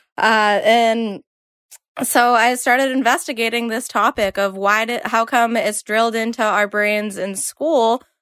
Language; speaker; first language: English; native; English